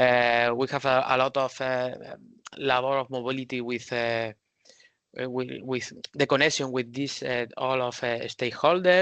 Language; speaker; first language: English; non-native, learner; Spanish